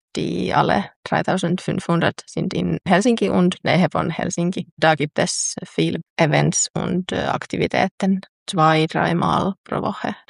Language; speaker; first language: German; non-native, learner; Finnish